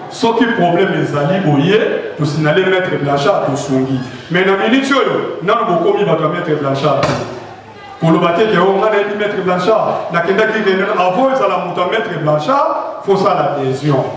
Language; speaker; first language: Lingala; native; Lingala